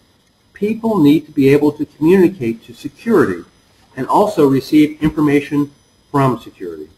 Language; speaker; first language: English; native; English